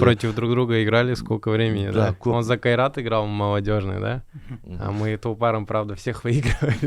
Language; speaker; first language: Russian; native; Russian